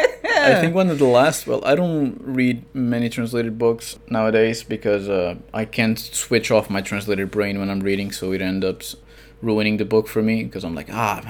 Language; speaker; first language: English; non-native, fluent; Portuguese